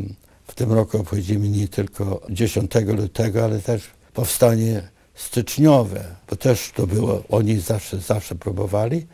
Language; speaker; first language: Polish; early bilingual, other home language; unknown